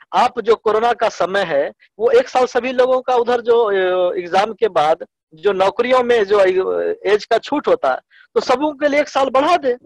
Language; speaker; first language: Hindi; native; Hindi